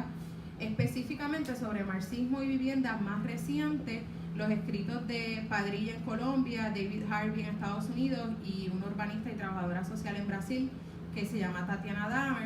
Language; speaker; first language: Spanish; native; Spanish